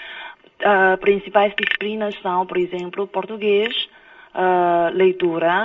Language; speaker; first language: Portuguese; non-native, fluent; Chinese